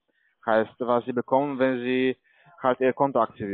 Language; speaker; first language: German; non-native, learner; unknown